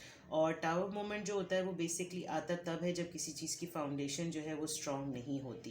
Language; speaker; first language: Hindi; native; Hindi